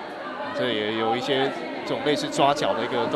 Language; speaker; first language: Chinese; native; Chinese